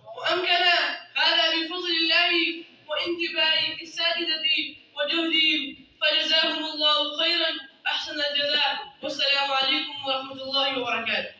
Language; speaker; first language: Arabic; non-native, learner; Urdu